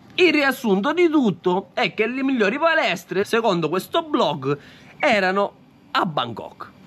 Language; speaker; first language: Italian; non-native, local second language; Sicilian